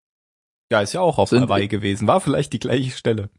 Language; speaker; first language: German; native; German